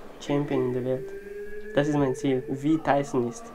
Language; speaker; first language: German; non-native, learner; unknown